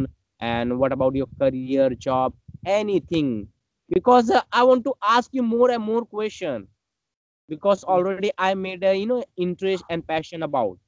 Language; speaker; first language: English; non-native, learner; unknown